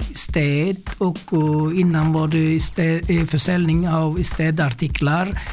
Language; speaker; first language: Swedish; non-native, fluent; Turkish